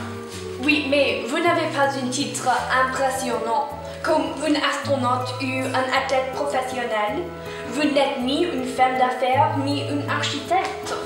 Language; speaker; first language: French; non-native, learner; English